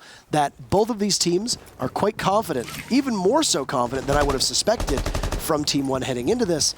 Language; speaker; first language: English; native; English